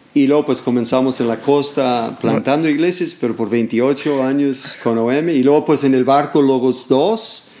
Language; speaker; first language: Spanish; non-native, fluent; English